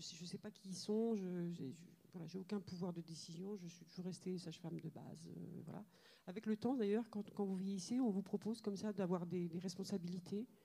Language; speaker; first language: French; native; French